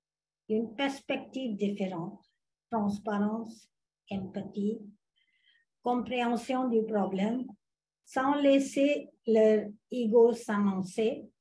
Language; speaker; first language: French; non-native, fluent; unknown